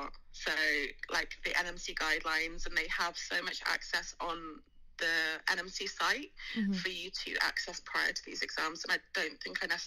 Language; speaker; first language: English; native; English